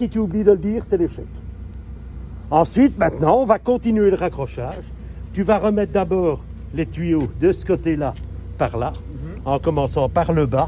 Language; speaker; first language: French; native; French